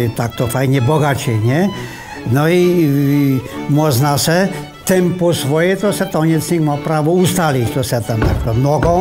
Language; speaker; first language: Polish; native; Polish